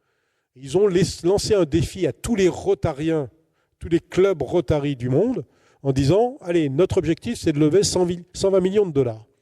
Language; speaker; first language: French; native; French